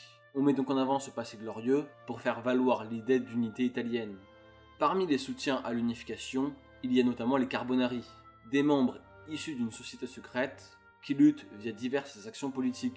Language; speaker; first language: French; native; French